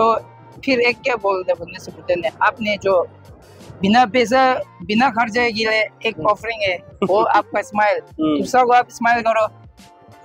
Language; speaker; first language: Hindi; non-native, local second language; Tibetan